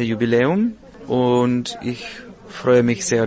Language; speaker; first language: German; non-native, learner; Czech